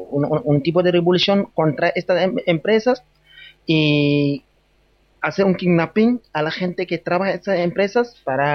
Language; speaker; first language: Spanish; non-native, fluent; Wolof